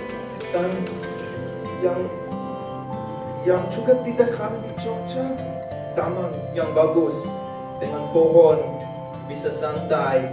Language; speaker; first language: Indonesian; non-native, learner; English